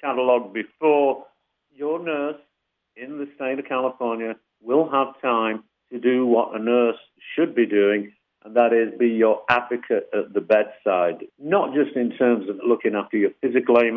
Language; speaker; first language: English; native; English